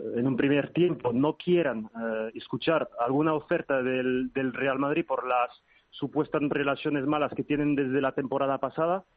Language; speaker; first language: Spanish; early bilingual, heritage; French